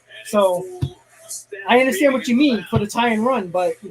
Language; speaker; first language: English; native; English